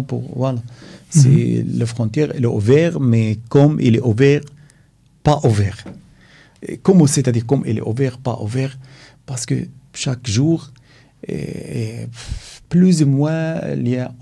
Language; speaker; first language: French; non-native, learner; Arabic